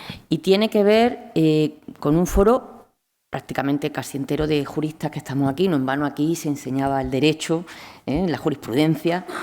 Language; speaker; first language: Spanish; native; Spanish